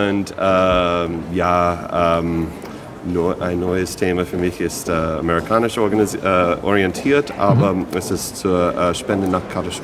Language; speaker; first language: German; non-native, fluent; English